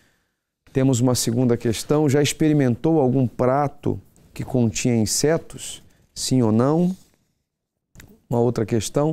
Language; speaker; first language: Portuguese; native; Portuguese